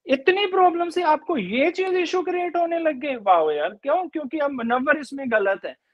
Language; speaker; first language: Hindi; native; Hindi